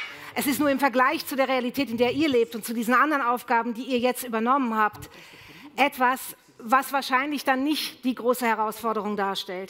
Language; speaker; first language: German; native; German